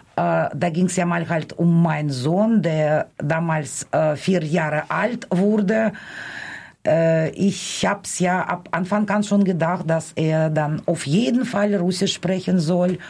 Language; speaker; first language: German; non-native, fluent; Russian